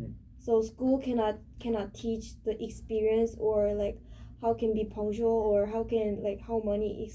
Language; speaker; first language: English; non-native, learner; Korean